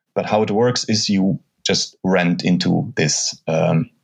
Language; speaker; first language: English; non-native, fluent; German